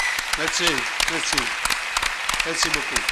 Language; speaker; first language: French; non-native, fluent; Italian